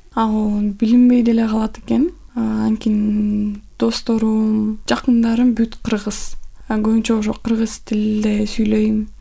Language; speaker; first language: Kyrgyz; non-native, local second language; Russian